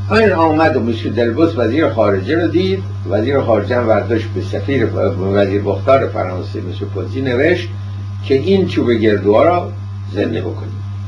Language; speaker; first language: Persian; early bilingual, other home language; French